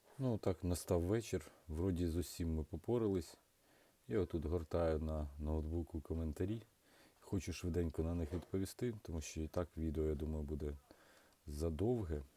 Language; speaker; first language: Ukrainian; native; Ukrainian